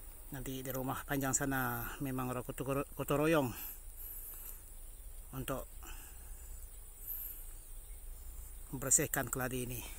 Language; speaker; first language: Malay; non-native, local second language; Iban